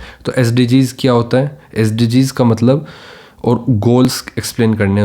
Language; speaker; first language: Hindi; native; Hindi